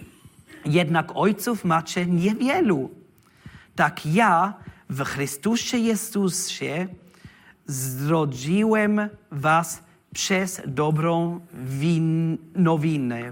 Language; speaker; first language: Polish; non-native, learner; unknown